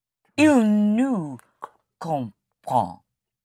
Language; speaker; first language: French; non-native, learner; English